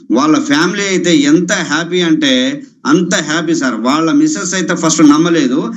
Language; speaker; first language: Telugu; non-native, local second language; Lambadi